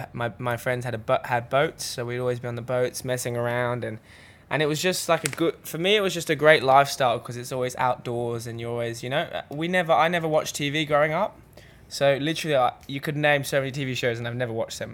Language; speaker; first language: English; native; English